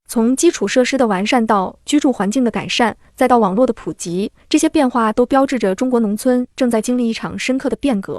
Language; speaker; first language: Chinese; native; Chinese